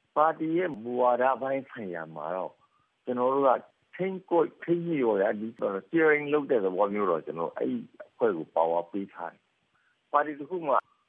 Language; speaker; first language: Burmese; native; Burmese